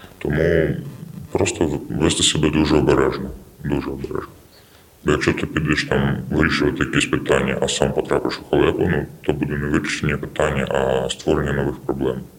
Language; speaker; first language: Ukrainian; non-native, local second language; Russian